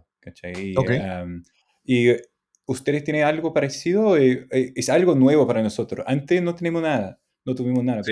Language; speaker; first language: Spanish; non-native, fluent; English